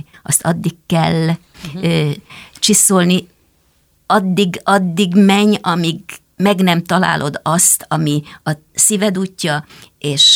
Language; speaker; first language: Hungarian; native; Hungarian